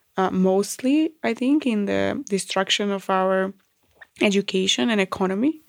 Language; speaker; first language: English; non-native, fluent; Macedonian